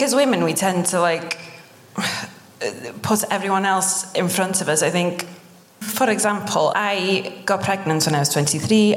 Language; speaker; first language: English; non-native, local second language; Welsh